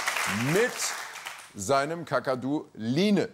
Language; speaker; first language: German; native; German